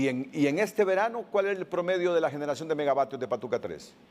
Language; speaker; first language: Spanish; native; Spanish